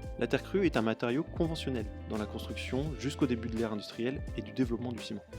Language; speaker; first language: French; native; French